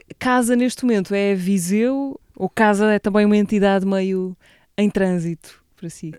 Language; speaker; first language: Portuguese; native; Portuguese